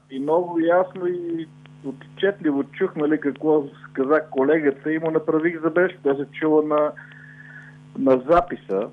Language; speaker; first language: Bulgarian; native; Bulgarian